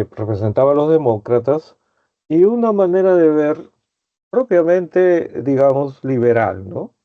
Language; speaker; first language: Spanish; native; Spanish